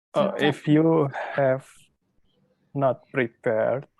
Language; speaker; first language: English; non-native, learner; Indonesian